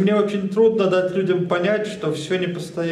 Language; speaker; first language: Russian; native; Russian